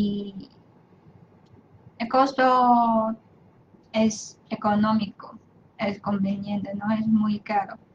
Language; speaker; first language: Spanish; non-native, fluent; Chinese